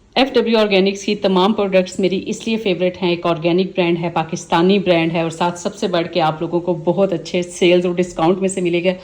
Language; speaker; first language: Urdu; native; Urdu